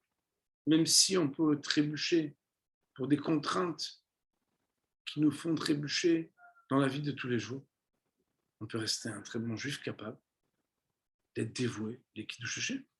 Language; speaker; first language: French; native; French